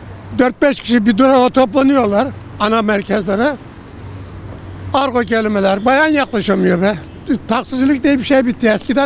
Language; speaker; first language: Turkish; native; Turkish